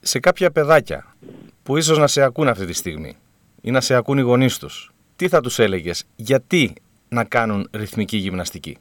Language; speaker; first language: Greek; native; Greek